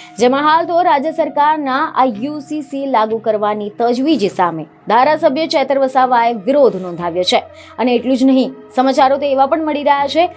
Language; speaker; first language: Gujarati; native; Gujarati